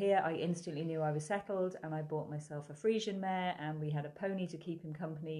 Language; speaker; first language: English; native; English